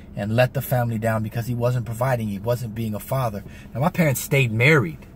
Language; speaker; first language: English; native; English